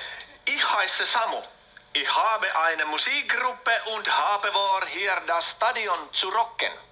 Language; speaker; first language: German; non-native, fluent; Finnish